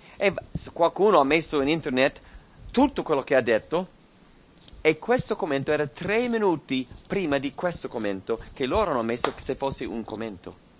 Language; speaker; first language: Italian; non-native, fluent; English